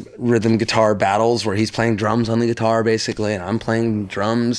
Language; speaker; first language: English; native; English